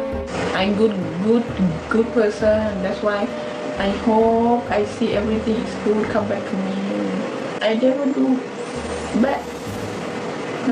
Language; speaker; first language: English; non-native, learner; Thai